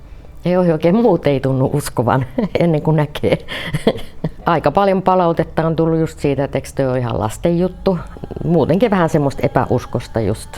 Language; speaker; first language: Finnish; native; Finnish